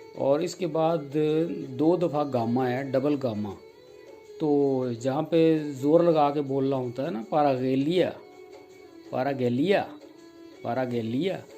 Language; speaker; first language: Urdu; non-native, local second language; Punjabi